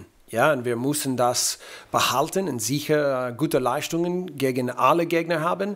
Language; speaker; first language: German; non-native, fluent; English